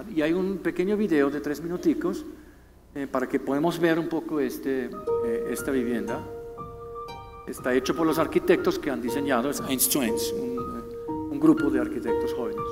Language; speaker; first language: Spanish; non-native, fluent; German